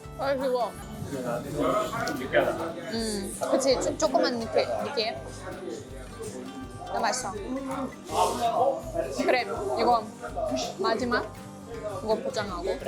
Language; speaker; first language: Korean; non-native, fluent; Russian